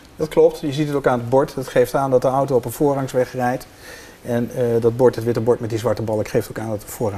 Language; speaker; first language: Dutch; native; Dutch